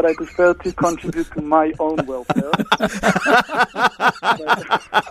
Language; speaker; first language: English; non-native, fluent; Hebrew